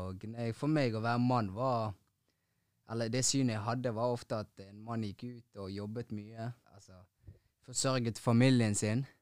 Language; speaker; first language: Norwegian; early bilingual, other home language; Tigrinya